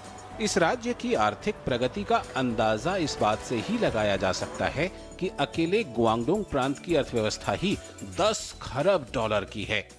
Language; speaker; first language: Hindi; native; Hindi